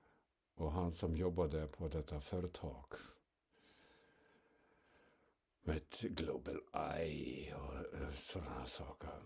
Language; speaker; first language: Swedish; non-native, fluent; German